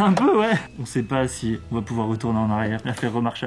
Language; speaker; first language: French; native; French